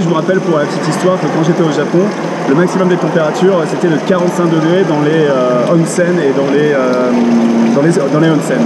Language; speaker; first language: French; native; French